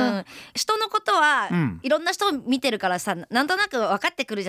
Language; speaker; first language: Japanese; native; Japanese